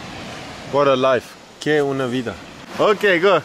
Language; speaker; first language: Spanish; non-native, learner; English